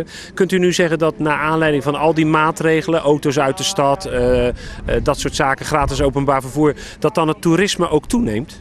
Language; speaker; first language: Dutch; native; Dutch